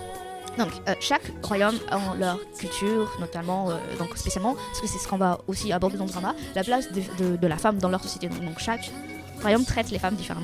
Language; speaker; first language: French; native; French